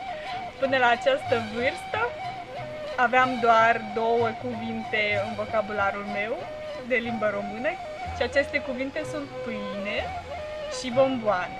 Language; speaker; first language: Romanian; non-native, local second language; Russian